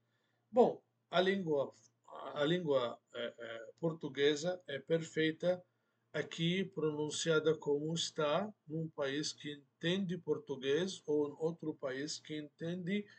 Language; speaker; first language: Portuguese; non-native, fluent; Arabic